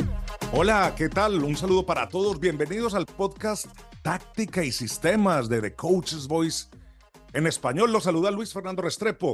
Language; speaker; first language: Spanish; native; Spanish